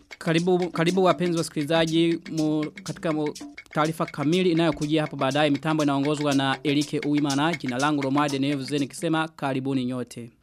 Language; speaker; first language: Swahili; non-native, local second language; Rundi